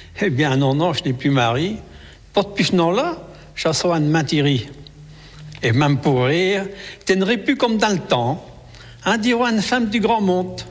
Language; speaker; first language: French; native; French